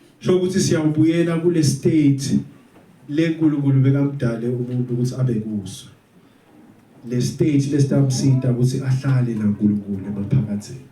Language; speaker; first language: Zulu; non-native, local second language; Swati